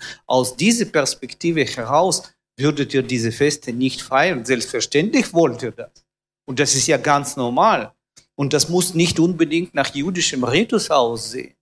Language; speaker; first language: German; non-native, fluent; Russian